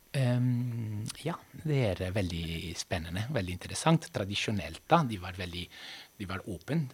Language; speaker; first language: Norwegian; non-native, fluent; Italian